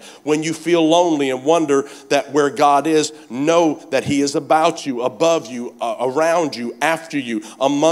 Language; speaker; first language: English; native; English